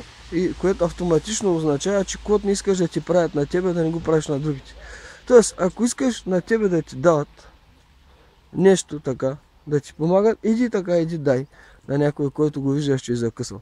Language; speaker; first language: Bulgarian; native; Bulgarian